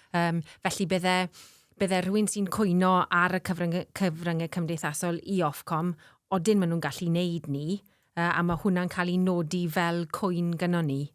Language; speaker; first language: Welsh; native; Welsh